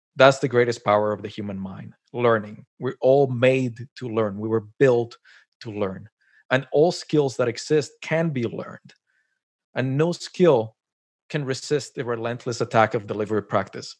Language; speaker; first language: English; non-native, fluent; Spanish